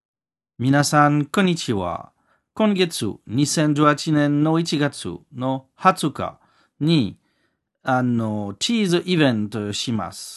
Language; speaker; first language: Japanese; non-native, learner; French